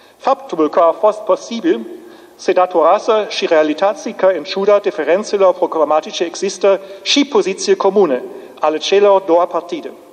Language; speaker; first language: Romanian; non-native, fluent; German